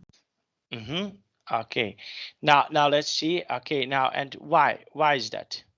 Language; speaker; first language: English; non-native, fluent; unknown